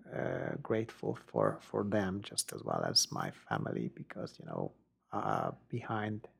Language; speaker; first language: English; non-native, fluent; Hungarian